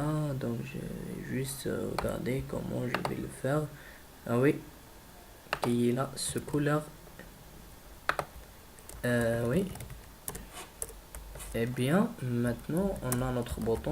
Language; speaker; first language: French; non-native, learner; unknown